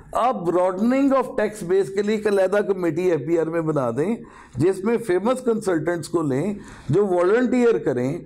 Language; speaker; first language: Urdu; native; Urdu